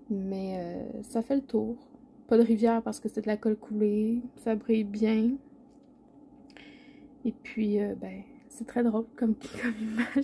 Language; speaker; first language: French; native; French